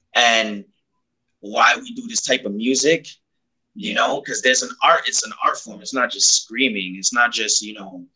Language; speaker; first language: English; native; English